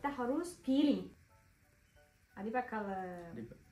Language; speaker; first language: Indonesian; non-native, learner; Turkish